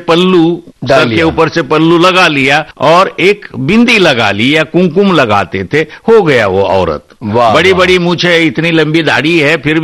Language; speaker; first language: Hindi; non-native, local second language; Marathi